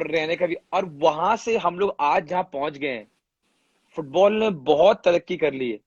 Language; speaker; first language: Hindi; native; Hindi